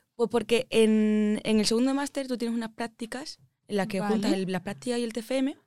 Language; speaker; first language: Spanish; native; Spanish